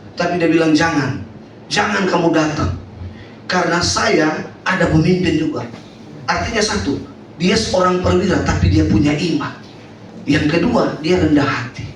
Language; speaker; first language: Indonesian; native; Indonesian